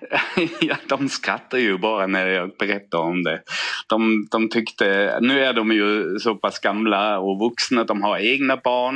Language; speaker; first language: Swedish; non-native, fluent; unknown